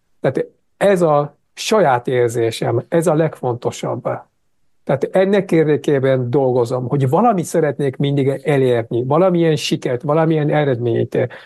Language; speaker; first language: Hungarian; non-native, fluent; Japanese